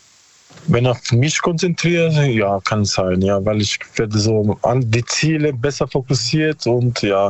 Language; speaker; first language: German; non-native, learner; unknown